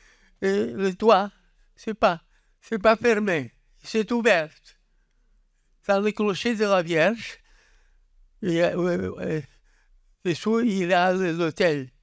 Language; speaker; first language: French; non-native, learner; Catalan